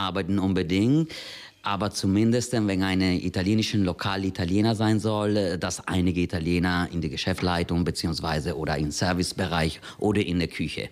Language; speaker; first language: German; non-native, fluent; Italian